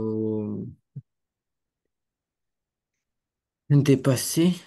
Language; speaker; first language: French; non-native, learner; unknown